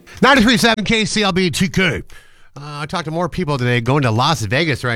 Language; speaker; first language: English; native; English